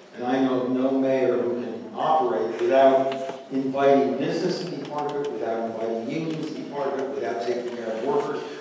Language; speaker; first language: English; native; English